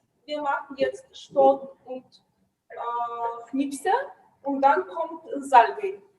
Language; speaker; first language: German; non-native, fluent; Russian